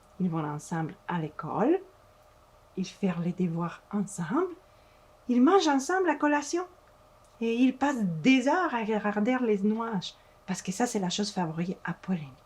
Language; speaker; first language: French; non-native, fluent; Spanish